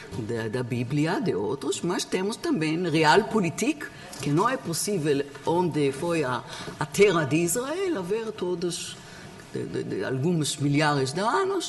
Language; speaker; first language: Portuguese; non-native, learner; Hebrew